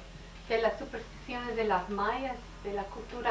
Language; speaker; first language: Spanish; non-native, learner; English